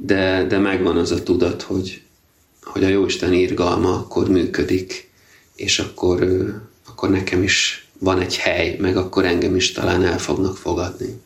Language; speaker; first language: Hungarian; native; Hungarian